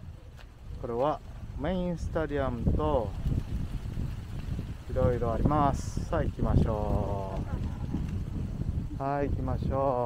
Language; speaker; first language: Japanese; non-native, learner; Indonesian